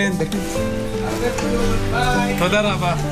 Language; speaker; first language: Hebrew; non-native, learner; Korean